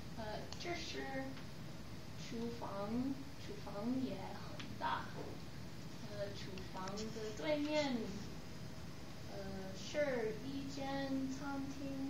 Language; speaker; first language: Chinese; non-native, learner; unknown